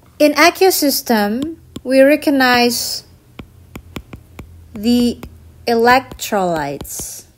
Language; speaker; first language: English; non-native, fluent; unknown